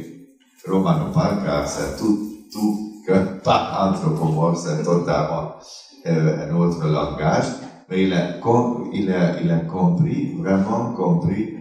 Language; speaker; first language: French; non-native, fluent; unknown